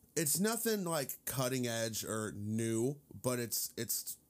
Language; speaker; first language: English; native; English